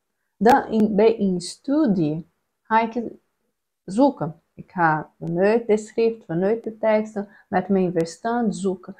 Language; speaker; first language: German; non-native, learner; Portuguese